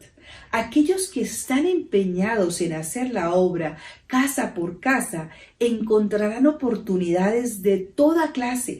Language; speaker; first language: Spanish; native; Spanish